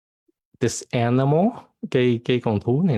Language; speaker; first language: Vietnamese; early bilingual, heritage; Vietnamese